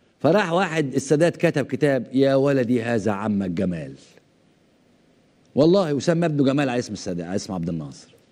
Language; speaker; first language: Arabic; native; Arabic